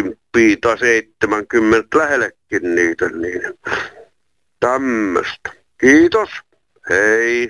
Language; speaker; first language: Finnish; native; Finnish